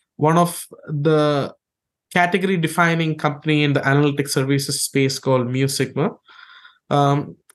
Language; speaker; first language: English; non-native, local second language; Malayalam